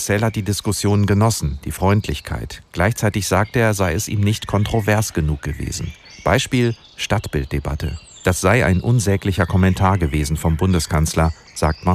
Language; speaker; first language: German; native; German